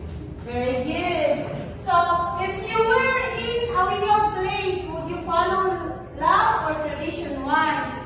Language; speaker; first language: English; non-native, local second language; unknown